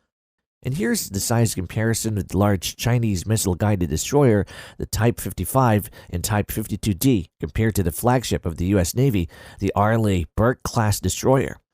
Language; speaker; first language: English; non-native, fluent; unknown